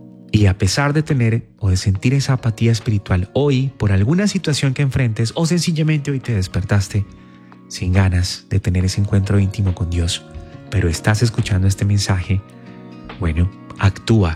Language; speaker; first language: Spanish; native; Spanish